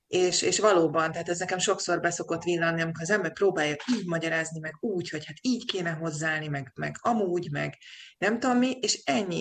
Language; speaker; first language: Hungarian; native; Hungarian